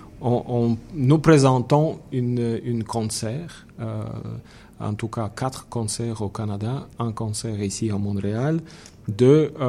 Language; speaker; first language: French; non-native, fluent; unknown